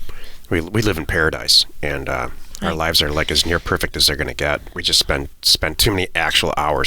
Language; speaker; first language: English; native; English